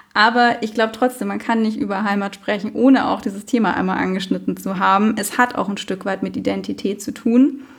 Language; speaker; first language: German; native; German